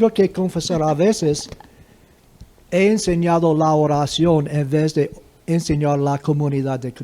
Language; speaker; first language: Spanish; non-native, fluent; English